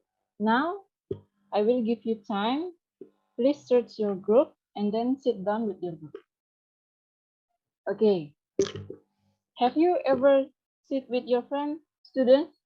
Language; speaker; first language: English; non-native, learner; Indonesian